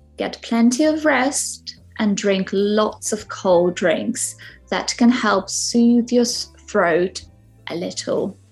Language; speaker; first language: English; non-native, fluent; Ukrainian